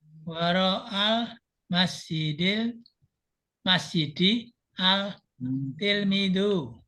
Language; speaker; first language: Arabic; non-native, learner; Indonesian